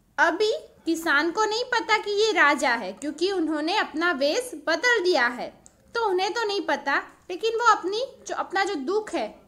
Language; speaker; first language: Hindi; non-native, local second language; Gujarati